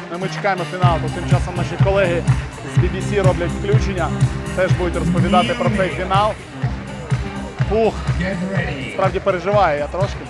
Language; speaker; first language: Ukrainian; native; Ukrainian